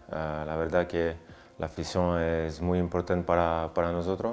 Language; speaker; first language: Spanish; non-native, learner; French